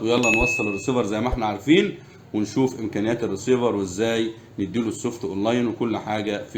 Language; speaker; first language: Arabic; native; Arabic